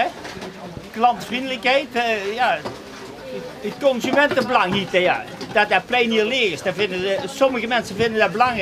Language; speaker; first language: Dutch; native; Dutch